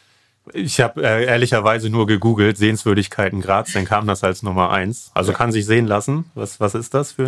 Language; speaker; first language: German; native; German